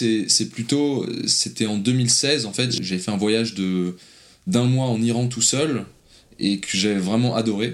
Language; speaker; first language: French; native; French